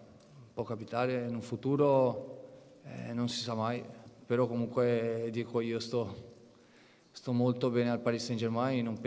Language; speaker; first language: Italian; non-native, fluent; Portuguese